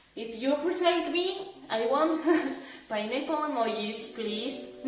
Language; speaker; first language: English; non-native, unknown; Spanish